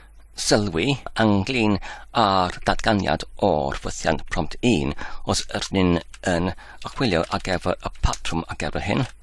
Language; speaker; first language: Welsh; non-native, learner; Polish